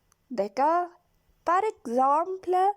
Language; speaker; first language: French; non-native, fluent; Arabic